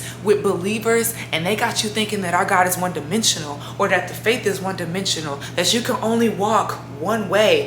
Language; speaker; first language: English; native; English